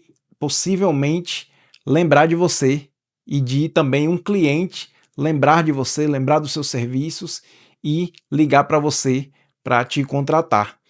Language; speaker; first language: Portuguese; native; Portuguese